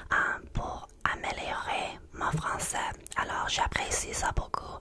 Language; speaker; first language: French; non-native, learner; English